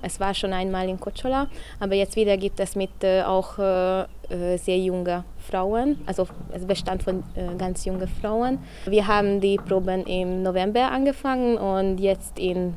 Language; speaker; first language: German; non-native, local second language; Hungarian